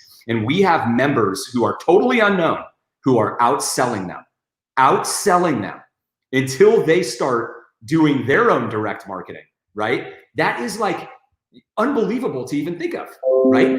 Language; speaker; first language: English; native; English